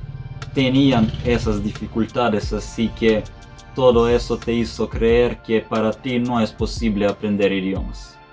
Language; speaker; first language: Spanish; non-native, fluent; Serbian